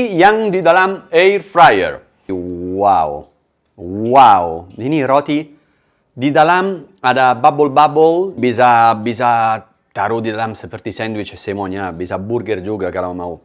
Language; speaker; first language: Indonesian; non-native, learner; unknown